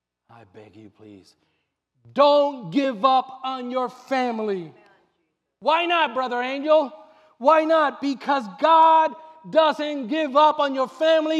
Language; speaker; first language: English; non-native, local second language; Spanish